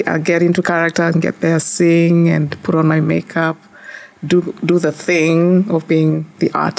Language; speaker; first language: English; non-native, local second language; Gusii